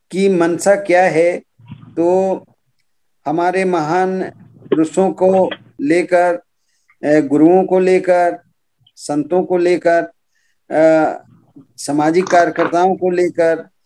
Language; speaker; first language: Hindi; native; Hindi